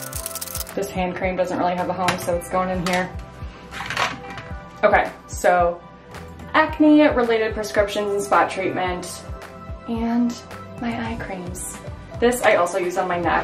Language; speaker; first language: English; native; English